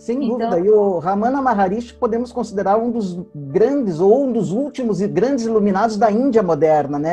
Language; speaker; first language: Portuguese; native; Portuguese